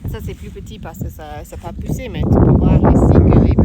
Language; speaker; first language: French; non-native, learner; English